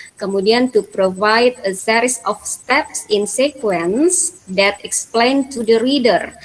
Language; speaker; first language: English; non-native, fluent; Indonesian